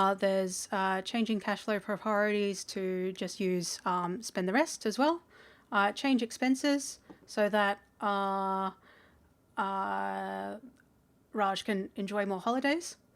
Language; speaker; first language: English; native; English